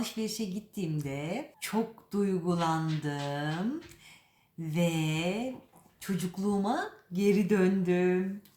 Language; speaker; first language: Turkish; early bilingual, heritage; Turkish